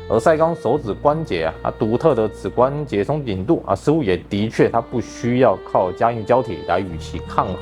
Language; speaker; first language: Chinese; native; Chinese